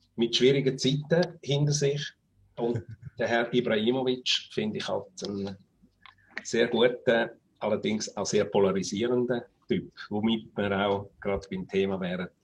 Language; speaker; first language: German; native; German